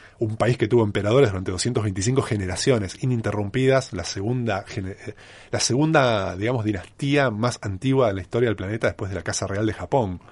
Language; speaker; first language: Spanish; native; Spanish